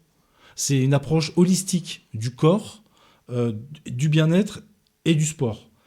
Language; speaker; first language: French; native; French